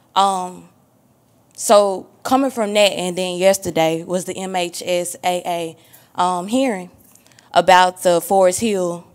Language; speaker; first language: English; native; English